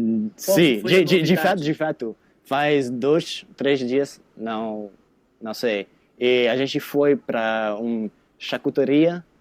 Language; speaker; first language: Portuguese; non-native, learner; English